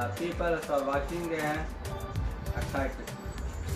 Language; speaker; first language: English; non-native, learner; Urdu